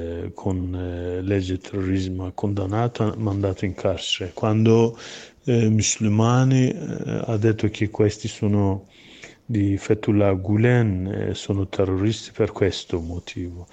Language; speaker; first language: Italian; non-native, learner; Kurdish